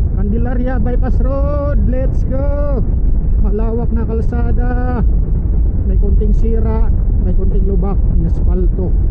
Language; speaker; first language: Filipino; non-native, local second language; Cebuano